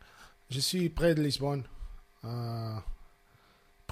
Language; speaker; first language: French; non-native, fluent; Portuguese